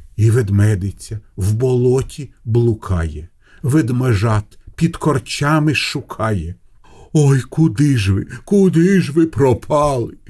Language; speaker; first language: Ukrainian; non-native, local second language; Russian